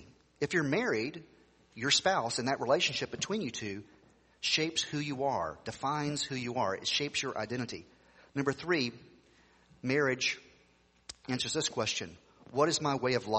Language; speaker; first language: English; native; English